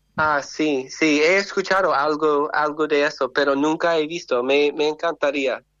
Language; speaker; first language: Spanish; non-native, learner; English